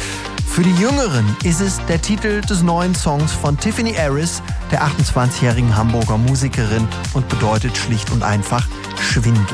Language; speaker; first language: German; native; German